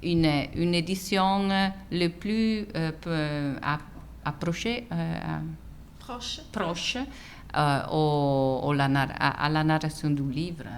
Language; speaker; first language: French; non-native, fluent; Italian